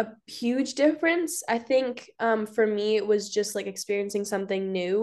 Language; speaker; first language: English; native; English